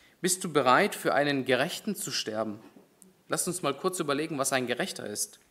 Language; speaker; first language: German; native; German